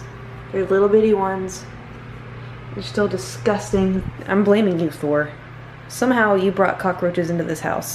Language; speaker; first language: English; native; English